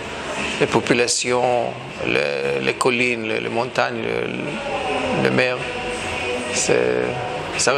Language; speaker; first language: French; non-native, fluent; Hebrew